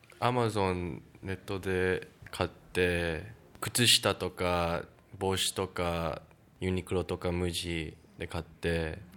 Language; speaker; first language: Japanese; early bilingual, heritage; Japanese